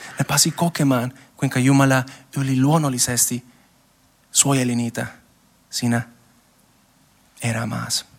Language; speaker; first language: Finnish; non-native, learner; Spanish